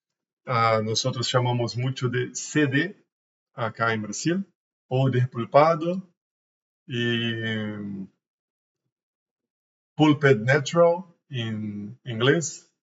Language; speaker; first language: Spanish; non-native, learner; Portuguese